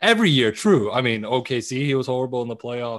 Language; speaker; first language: English; native; English